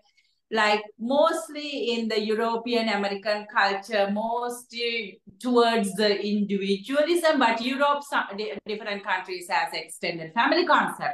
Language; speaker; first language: English; non-native, local second language; Sinhala